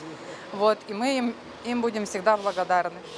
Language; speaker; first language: Russian; native; Russian